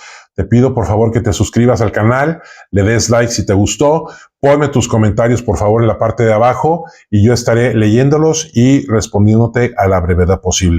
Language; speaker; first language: Spanish; native; Spanish